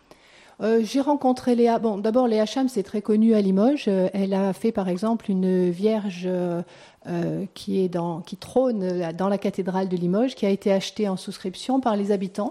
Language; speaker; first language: French; native; French